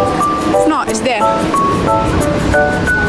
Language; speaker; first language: English; non-native, learner; Indonesian